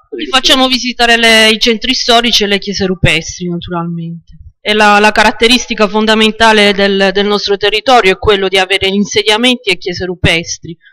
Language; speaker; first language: Italian; native; Italian